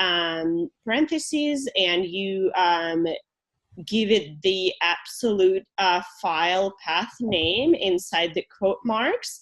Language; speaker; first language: English; non-native, fluent; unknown